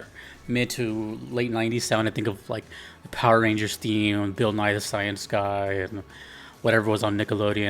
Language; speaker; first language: English; native; English